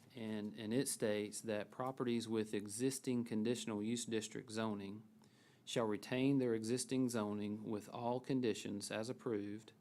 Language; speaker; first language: English; native; English